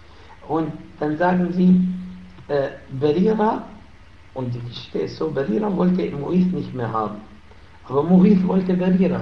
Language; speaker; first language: German; non-native, fluent; Arabic